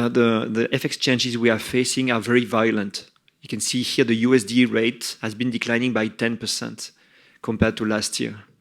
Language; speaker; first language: English; non-native, fluent; French